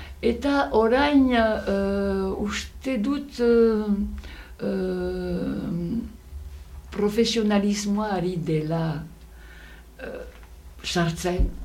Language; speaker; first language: Basque; native; Basque